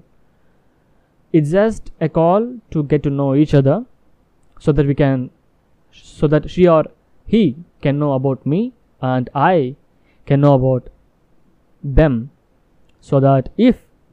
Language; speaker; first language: English; non-native, local second language; Telugu